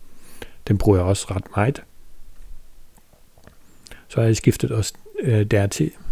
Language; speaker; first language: Danish; non-native, fluent; German